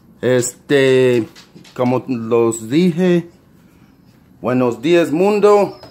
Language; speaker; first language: Spanish; early bilingual, heritage; Spanish